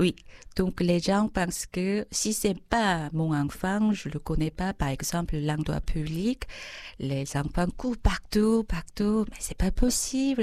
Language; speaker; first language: French; non-native, fluent; Korean